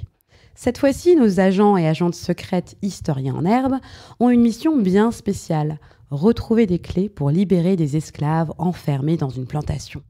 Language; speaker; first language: French; native; French